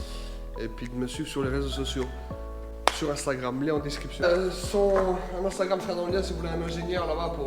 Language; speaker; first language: French; native; French